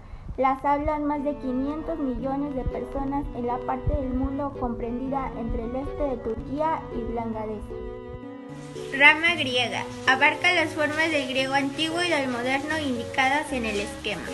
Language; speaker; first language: Spanish; native; Spanish